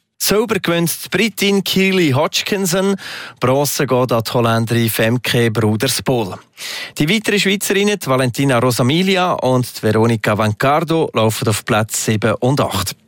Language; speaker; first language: German; native; German